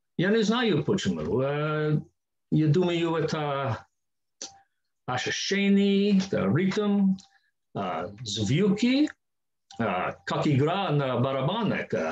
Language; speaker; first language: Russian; non-native, learner; English